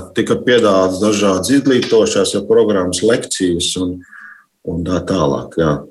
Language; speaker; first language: Latvian; native; Latvian